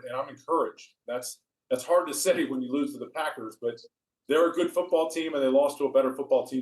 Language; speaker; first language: English; native; English